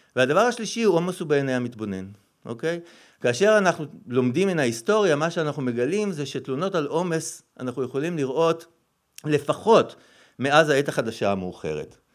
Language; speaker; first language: Hebrew; native; Hebrew